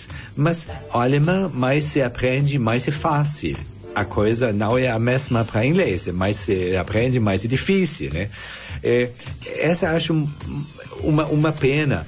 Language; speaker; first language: Portuguese; non-native, fluent; German